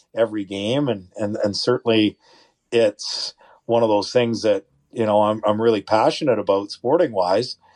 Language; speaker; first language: English; native; English